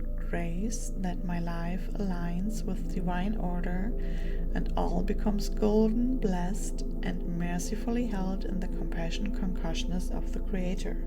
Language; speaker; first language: English; non-native, fluent; German